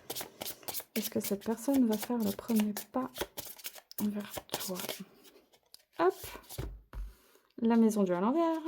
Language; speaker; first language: French; native; French